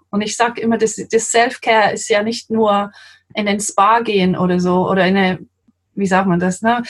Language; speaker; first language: German; non-native, fluent; English